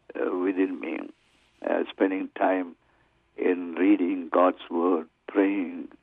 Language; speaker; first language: English; non-native, local second language; Tamil